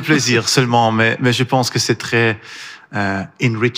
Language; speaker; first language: French; non-native, learner; Persian